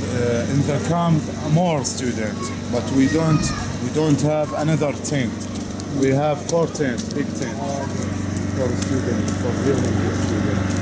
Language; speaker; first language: English; non-native, learner; Arabic